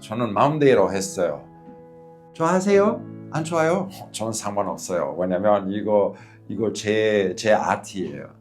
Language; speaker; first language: Korean; non-native, learner; Italian